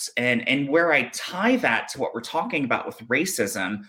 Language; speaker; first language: English; native; English